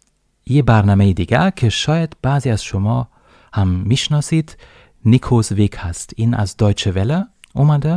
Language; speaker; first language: Persian; non-native, fluent; German